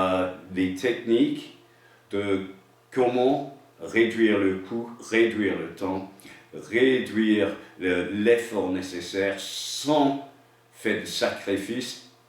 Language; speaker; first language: French; non-native, fluent; English